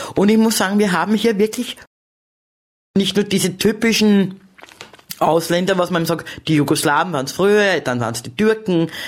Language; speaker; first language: German; native; German